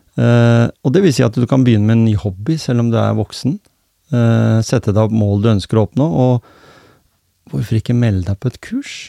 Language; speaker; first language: Norwegian; native; Norwegian